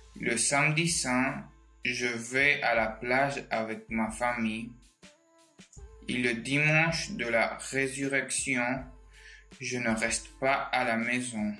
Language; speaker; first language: French; non-native, learner; Spanish